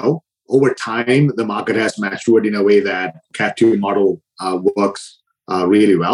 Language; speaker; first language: English; non-native, local second language; Sinhala